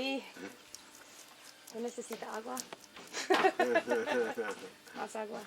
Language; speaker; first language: Spanish; non-native, learner; English